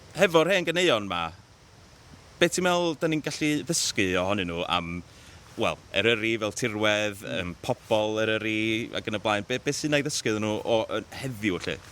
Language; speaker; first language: Welsh; native; Welsh